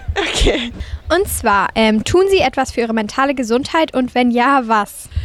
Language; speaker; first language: German; native; German